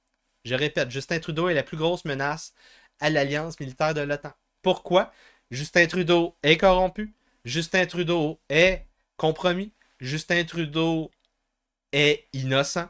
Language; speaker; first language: French; native; French